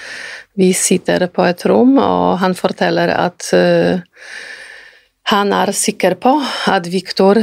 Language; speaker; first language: Norwegian; non-native, fluent; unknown